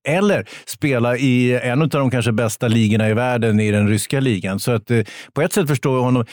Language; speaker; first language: Swedish; native; Swedish